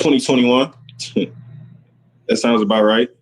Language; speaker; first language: English; native; English